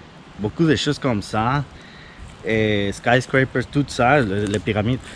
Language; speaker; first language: French; non-native, fluent; Spanish